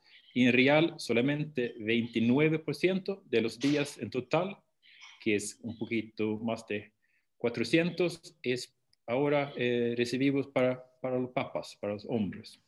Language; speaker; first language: Spanish; non-native, fluent; Swedish